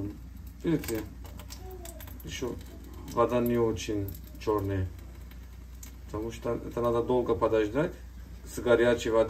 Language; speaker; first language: Russian; non-native, learner; Turkish